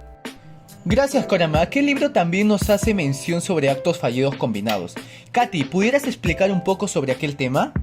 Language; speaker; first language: Spanish; native; Spanish